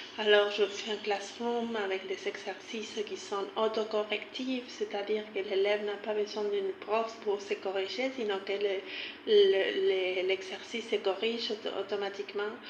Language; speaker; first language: French; non-native, fluent; Spanish